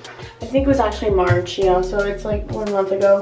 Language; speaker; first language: English; native; English